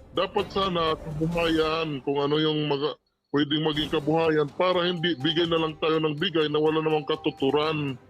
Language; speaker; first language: Filipino; non-native, local second language; Waray